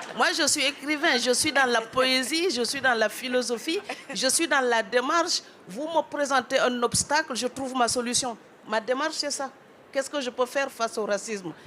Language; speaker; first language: French; non-native, local second language; Wolof